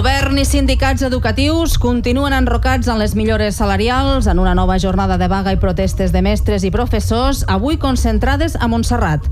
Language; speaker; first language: Catalan; native; Catalan